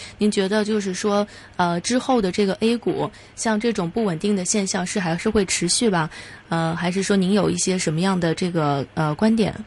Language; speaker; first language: Chinese; non-native, local second language; Cantonese